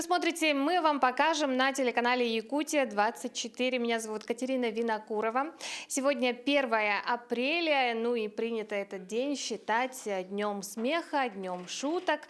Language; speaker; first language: Russian; native; Russian